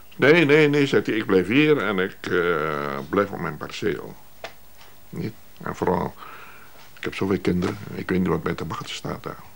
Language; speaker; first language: Dutch; native; Dutch